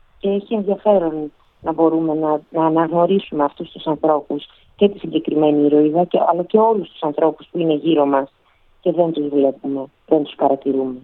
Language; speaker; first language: Greek; early bilingual, other home language; Russian